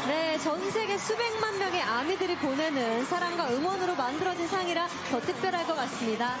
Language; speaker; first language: Korean; native; Korean